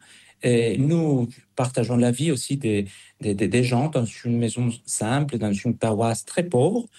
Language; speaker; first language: French; non-native, fluent; Spanish